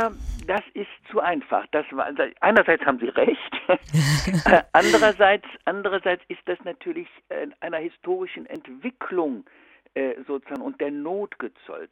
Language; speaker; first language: German; native; German